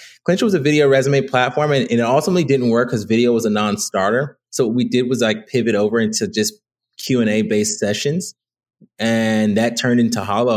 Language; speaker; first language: English; native; English